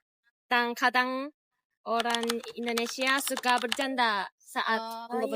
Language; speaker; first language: Indonesian; non-native, fluent; Japanese